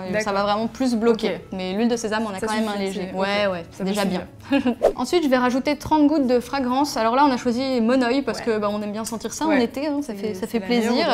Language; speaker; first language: French; native; French